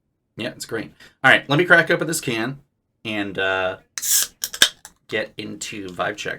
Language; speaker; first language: English; native; English